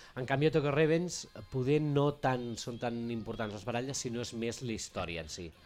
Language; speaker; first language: Catalan; native; Catalan